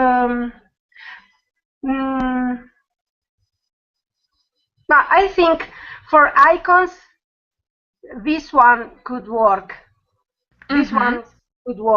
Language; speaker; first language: English; non-native, learner; Italian